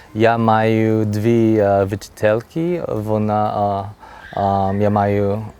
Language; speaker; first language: Ukrainian; non-native, learner; English